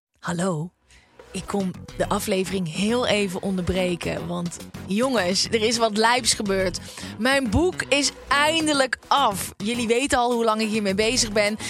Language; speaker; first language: Dutch; native; Dutch